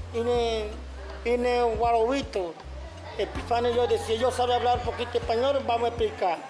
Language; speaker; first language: Spanish; non-native, local second language; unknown